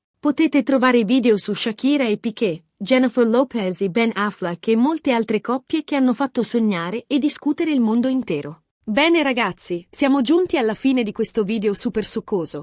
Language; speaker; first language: Italian; native; Italian